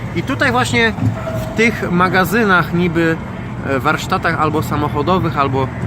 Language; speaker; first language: Polish; native; Polish